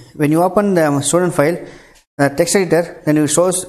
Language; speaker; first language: English; non-native, local second language; Tamil